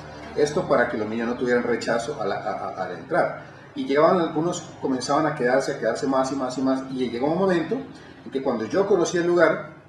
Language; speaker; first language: Spanish; native; Spanish